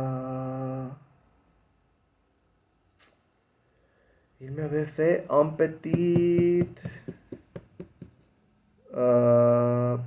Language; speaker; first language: French; non-native, learner; Spanish